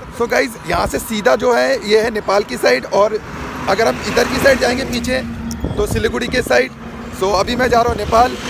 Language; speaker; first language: Hindi; non-native, local second language; Nepali